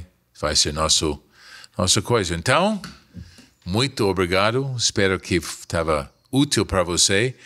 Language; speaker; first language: Portuguese; non-native, fluent; English